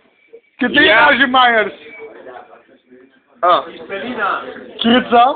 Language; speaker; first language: Slovak; non-native, learner; English